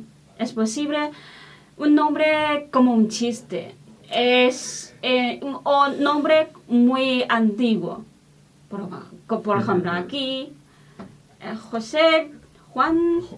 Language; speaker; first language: Spanish; non-native, learner; Chinese